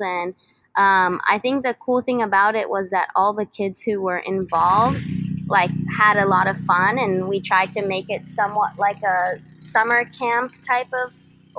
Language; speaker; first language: English; native; English